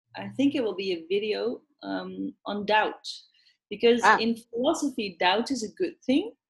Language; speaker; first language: English; non-native, fluent; Dutch